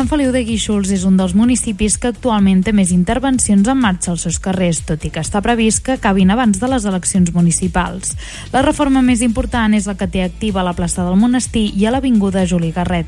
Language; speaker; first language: Catalan; native; Catalan